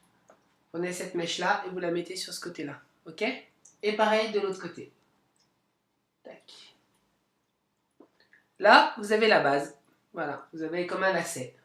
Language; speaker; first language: French; native; French